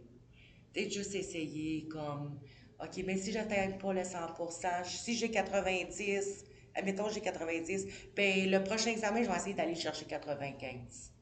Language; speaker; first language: French; native; French